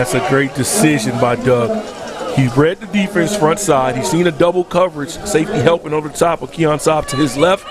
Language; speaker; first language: English; native; English